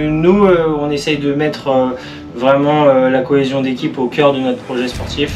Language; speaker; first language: French; native; French